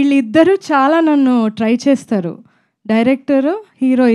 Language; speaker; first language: Telugu; non-native, fluent; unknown